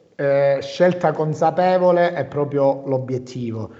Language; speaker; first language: Italian; native; Italian